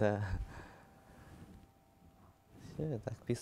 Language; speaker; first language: Russian; non-native, learner; Chinese